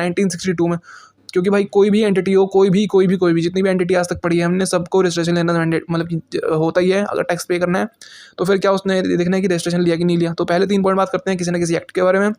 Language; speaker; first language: Hindi; native; Hindi